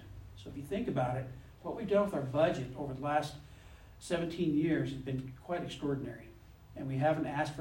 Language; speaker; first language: English; native; English